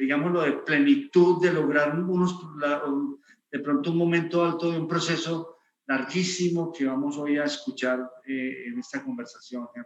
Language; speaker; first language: Spanish; native; Spanish